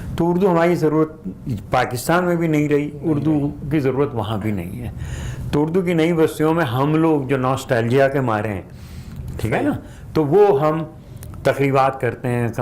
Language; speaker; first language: Urdu; non-native, local second language; Gujarati